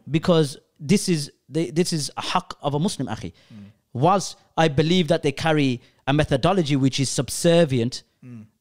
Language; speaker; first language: English; early bilingual, other home language; Urdu